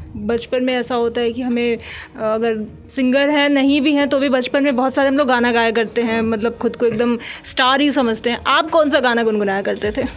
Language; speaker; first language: Hindi; native; Hindi